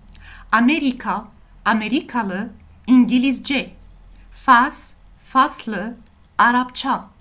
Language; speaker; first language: Turkish; non-native, learner; French